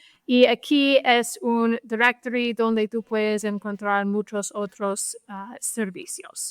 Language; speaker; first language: Spanish; non-native, fluent; English